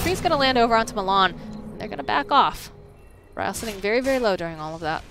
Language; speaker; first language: English; native; English